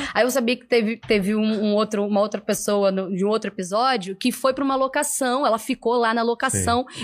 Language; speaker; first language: Portuguese; native; Portuguese